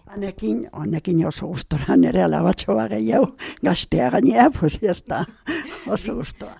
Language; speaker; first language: Basque; native; Basque